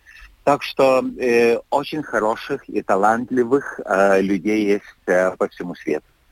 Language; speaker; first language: Russian; non-native, fluent; Lithuanian